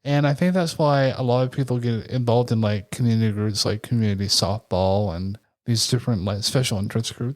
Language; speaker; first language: English; native; English